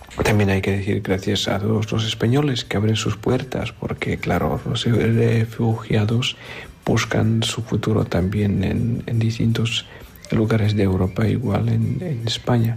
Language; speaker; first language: Spanish; non-native, fluent; Polish